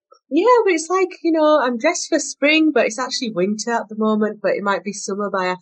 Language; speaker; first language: English; native; English